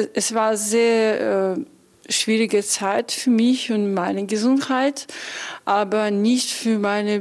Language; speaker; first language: German; non-native, fluent; Russian